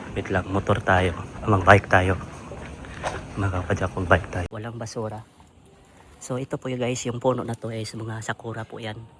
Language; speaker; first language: Filipino; native; Filipino